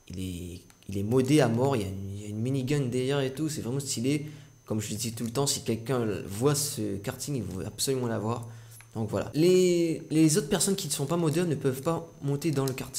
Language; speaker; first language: French; native; French